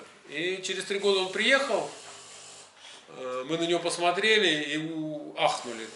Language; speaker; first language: Russian; native; Russian